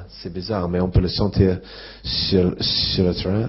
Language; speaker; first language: French; non-native, fluent; English